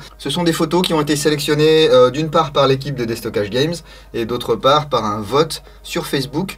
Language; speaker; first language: French; native; French